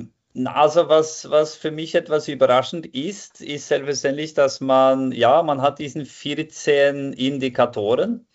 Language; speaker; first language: German; non-native, fluent; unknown